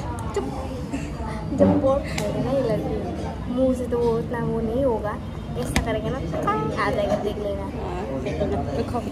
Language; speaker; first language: Hindi; non-native, local second language; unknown